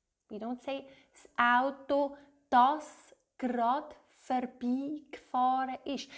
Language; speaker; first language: German; native; German